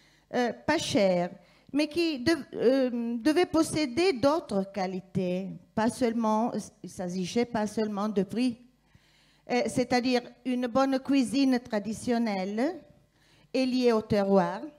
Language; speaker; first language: French; non-native, fluent; Italian